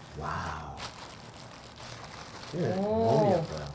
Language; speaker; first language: Korean; non-native, fluent; English